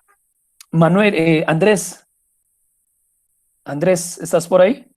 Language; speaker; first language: Spanish; native; Spanish